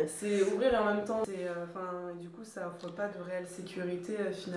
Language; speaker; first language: French; native; French